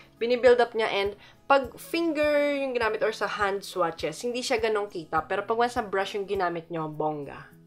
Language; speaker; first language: Filipino; native; Filipino